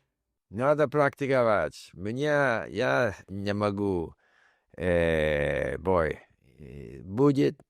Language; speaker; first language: Russian; non-native, learner; English